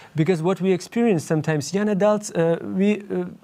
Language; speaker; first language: English; non-native, fluent; Ukrainian